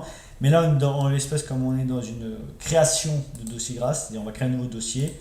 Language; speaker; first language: French; native; French